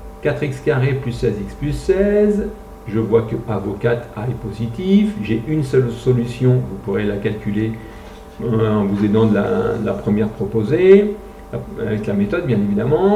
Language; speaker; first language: French; native; French